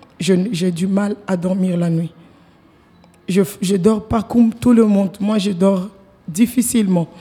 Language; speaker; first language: French; non-native, local second language; Lingala